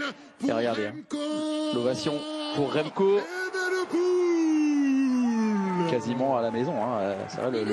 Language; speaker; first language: French; native; French